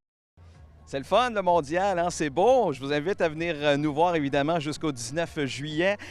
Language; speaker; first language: French; native; French